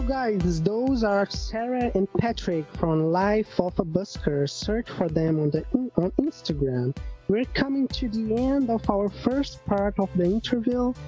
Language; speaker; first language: English; non-native, fluent; Portuguese